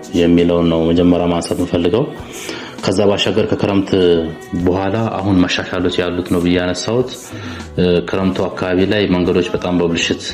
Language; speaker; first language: Amharic; non-native, local second language; Sebat Bet Gurage